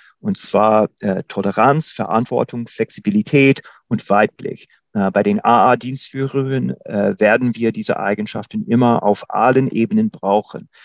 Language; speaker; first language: German; non-native, fluent; English